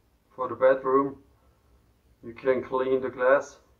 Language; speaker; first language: English; non-native, learner; German